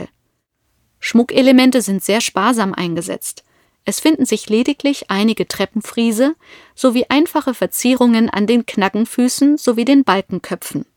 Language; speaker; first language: German; native; German